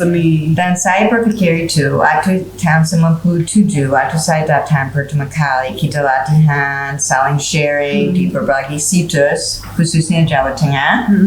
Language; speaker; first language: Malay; non-native, fluent; English